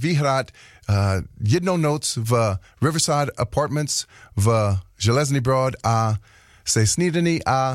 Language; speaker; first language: Czech; non-native, learner; English